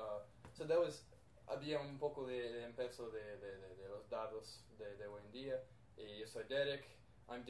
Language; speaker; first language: Spanish; non-native, learner; English